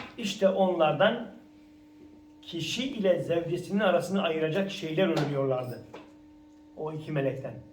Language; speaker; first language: Turkish; native; Turkish